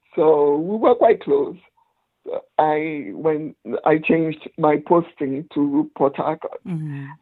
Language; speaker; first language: English; non-native, local second language; Igbo